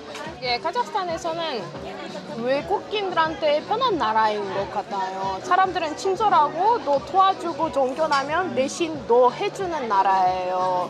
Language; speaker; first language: Korean; non-native, fluent; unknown